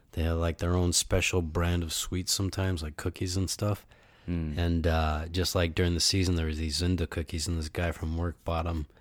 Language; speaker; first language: English; native; English